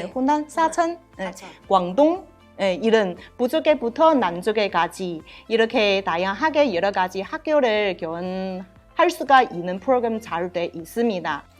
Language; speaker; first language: Korean; non-native, learner; Chinese